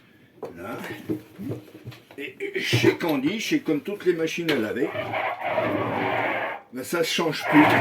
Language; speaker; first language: French; native; French